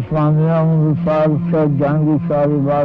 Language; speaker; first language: Persian; native; Persian